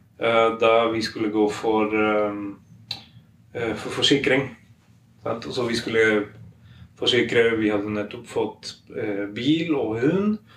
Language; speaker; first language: Norwegian; non-native, fluent; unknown